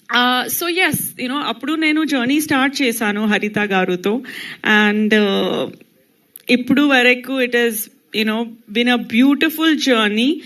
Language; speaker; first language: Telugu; non-native, local second language; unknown